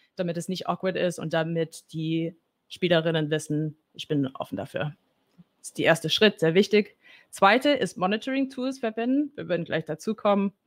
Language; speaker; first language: German; non-native, fluent; English